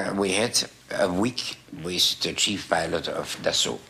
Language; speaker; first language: English; non-native, fluent; German